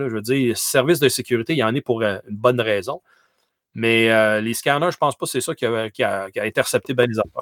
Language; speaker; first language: French; native; French